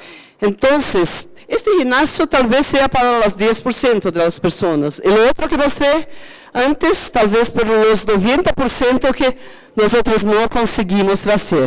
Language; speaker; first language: Spanish; non-native, fluent; Portuguese